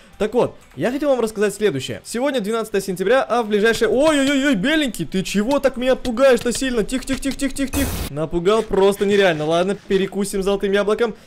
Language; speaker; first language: Russian; early bilingual, heritage; Russian